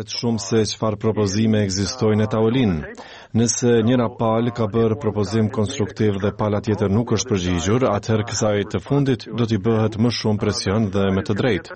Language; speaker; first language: Albanian; native; Albanian